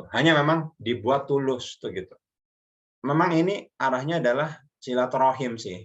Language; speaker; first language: Indonesian; native; Indonesian